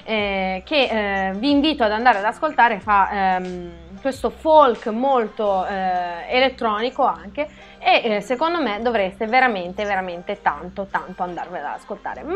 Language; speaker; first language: Italian; native; Italian